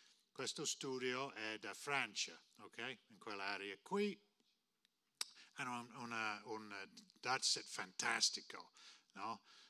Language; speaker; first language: Italian; non-native, fluent; English